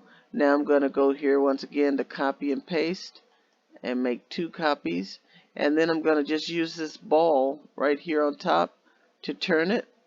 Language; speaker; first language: English; native; English